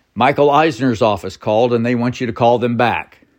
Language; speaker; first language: English; native; English